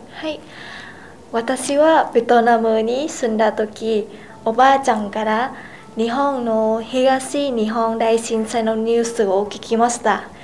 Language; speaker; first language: Japanese; non-native, fluent; Vietnamese